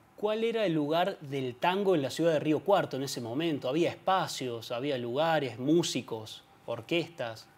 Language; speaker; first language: Spanish; native; Spanish